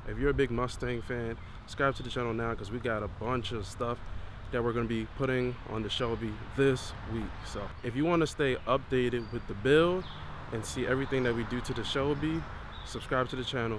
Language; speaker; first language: English; native; English